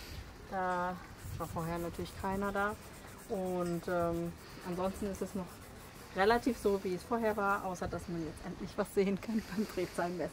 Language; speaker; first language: German; native; German